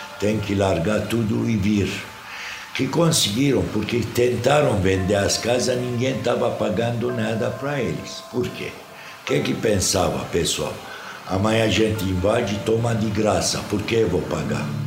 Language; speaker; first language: Portuguese; non-native, fluent; Arabic